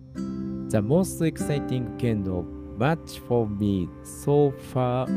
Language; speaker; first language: English; non-native, fluent; Japanese